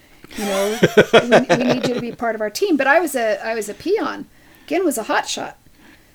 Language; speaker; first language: English; native; English